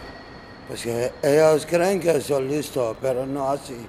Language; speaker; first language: Spanish; non-native, learner; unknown